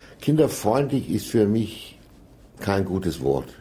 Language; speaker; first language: German; non-native, fluent; Danish